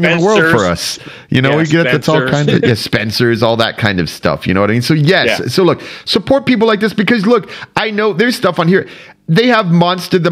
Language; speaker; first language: English; native; English